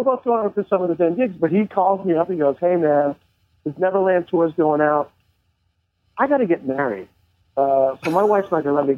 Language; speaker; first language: English; native; English